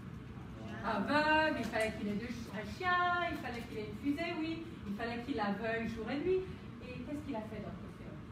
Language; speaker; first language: French; non-native, fluent; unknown